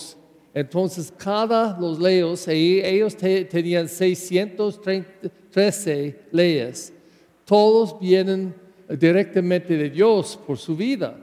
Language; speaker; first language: Spanish; non-native, learner; English